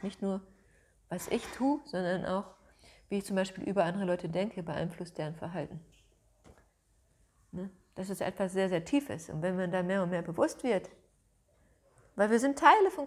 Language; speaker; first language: German; native; German